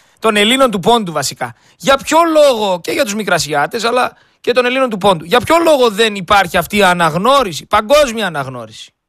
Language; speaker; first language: Greek; native; Greek